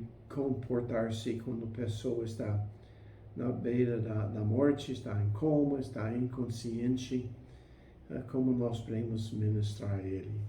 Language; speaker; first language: Portuguese; non-native, fluent; English